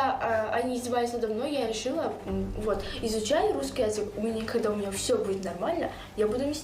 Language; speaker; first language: Russian; non-native, learner; Kyrgyz